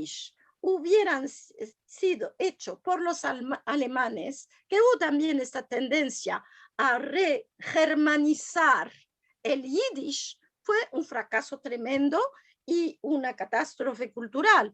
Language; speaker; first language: Spanish; non-native, fluent; French